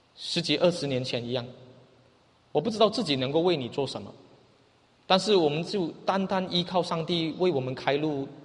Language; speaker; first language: Chinese; native; Chinese